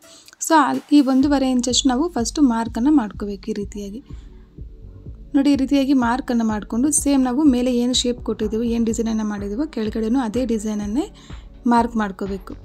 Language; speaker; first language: Kannada; native; Kannada